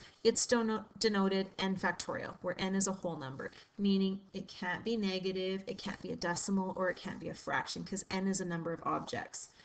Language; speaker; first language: English; native; English